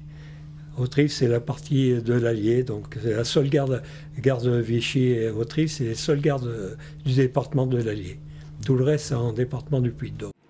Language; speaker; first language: French; native; French